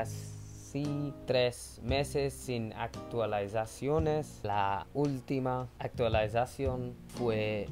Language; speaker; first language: Spanish; non-native, learner; English